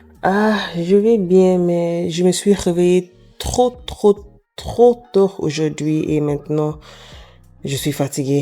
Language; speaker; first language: French; non-native, fluent; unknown